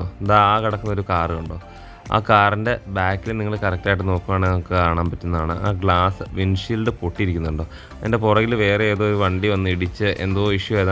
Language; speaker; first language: Malayalam; native; Malayalam